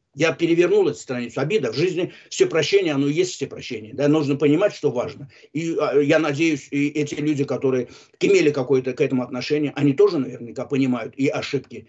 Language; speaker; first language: Russian; non-native, local second language; Azerbaijani